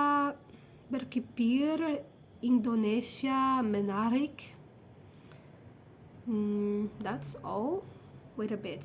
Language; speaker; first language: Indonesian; non-native, learner; Portuguese